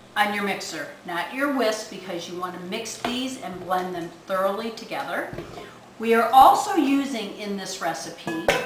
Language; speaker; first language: English; native; English